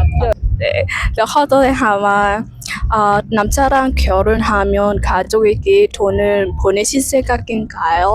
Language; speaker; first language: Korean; non-native, learner; Lao